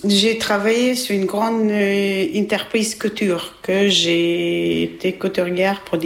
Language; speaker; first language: French; non-native, learner; Albanian